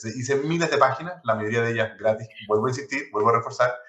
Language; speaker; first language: Spanish; non-native, local second language; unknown